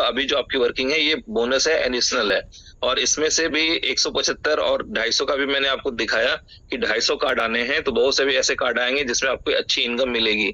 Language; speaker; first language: Hindi; native; Hindi